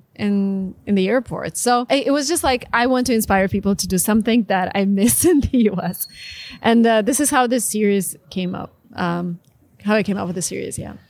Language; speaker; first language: English; non-native, fluent; Russian